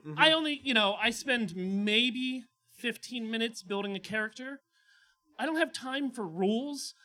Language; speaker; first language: English; native; English